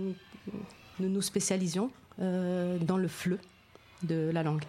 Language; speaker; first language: French; non-native, fluent; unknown